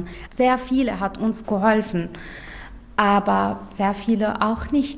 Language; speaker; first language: German; non-native, learner; Arabic